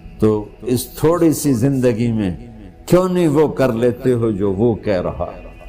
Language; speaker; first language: Urdu; non-native, local second language; Punjabi